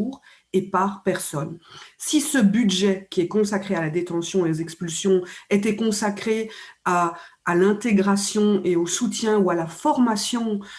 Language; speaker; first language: French; native; French